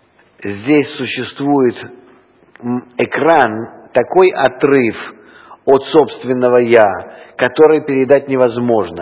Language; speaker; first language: Russian; native; Russian